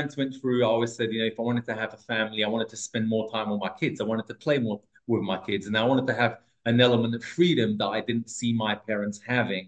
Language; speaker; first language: English; early bilingual, other home language; Portuguese